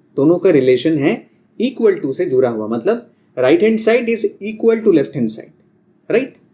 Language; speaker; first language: Hindi; non-native, local second language; Bangla